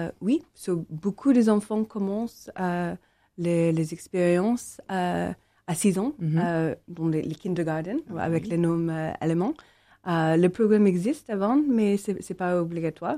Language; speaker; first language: French; non-native, learner; English